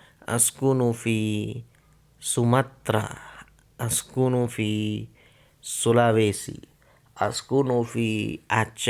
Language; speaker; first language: Arabic; non-native, fluent; Indonesian